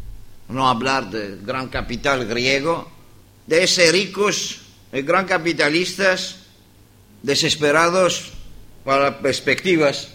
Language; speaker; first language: Spanish; non-native, learner; Greek